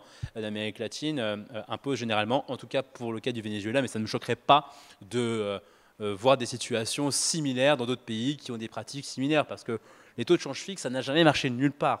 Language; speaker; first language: French; native; French